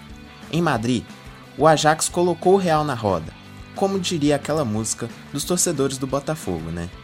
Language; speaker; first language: Portuguese; native; Portuguese